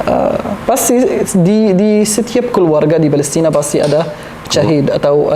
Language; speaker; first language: Indonesian; non-native, learner; Arabic